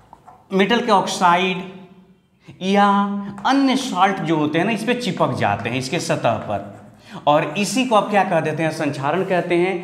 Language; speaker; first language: Hindi; native; Hindi